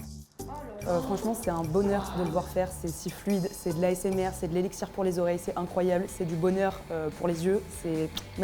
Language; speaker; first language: French; native; French